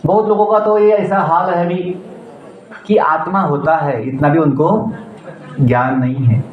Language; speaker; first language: Hindi; non-native, local second language; Marathi